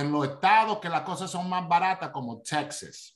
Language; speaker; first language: Spanish; early bilingual, heritage; Spanish